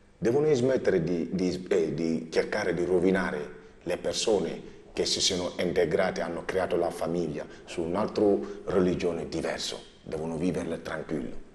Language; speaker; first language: Italian; non-native, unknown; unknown